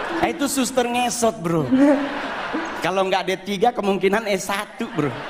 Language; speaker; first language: Indonesian; native; Indonesian